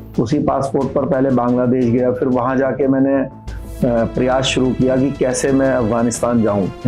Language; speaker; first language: Hindi; native; Hindi